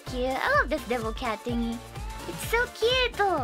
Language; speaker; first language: English; non-native, fluent; Japanese